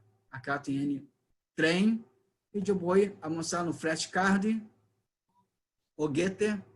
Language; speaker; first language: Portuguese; non-native, learner; Spanish